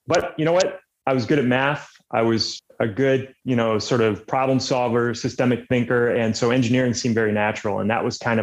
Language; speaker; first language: English; native; English